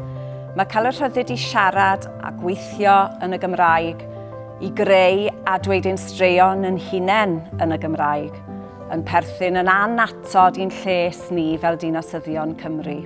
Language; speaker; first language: Welsh; native; Welsh